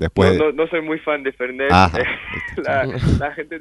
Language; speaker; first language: Spanish; non-native, fluent; French